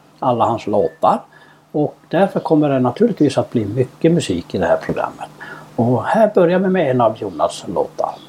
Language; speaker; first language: Swedish; native; Swedish